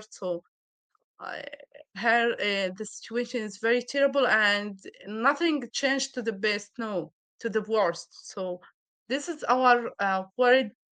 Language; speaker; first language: English; non-native, learner; Arabic